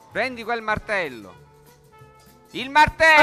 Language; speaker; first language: Italian; native; Italian